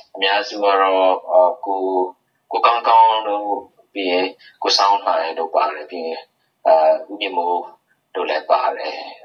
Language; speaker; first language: Burmese; non-native, local second language; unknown